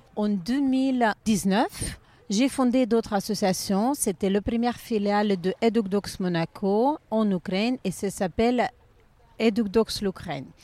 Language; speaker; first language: French; non-native, fluent; Ukrainian